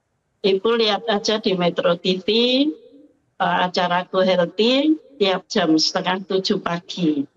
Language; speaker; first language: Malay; non-native, local second language; Javanese